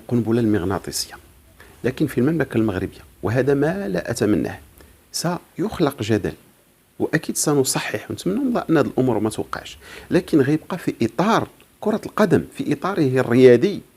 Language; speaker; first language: Arabic; native; Arabic